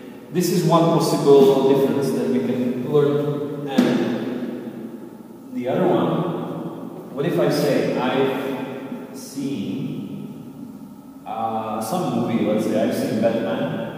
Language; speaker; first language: English; non-native, fluent; Czech